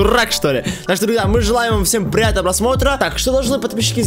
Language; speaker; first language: Russian; native; Russian